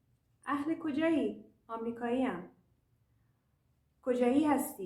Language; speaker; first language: Persian; early bilingual, heritage; English